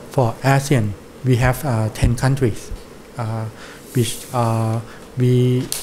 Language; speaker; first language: English; non-native, learner; Thai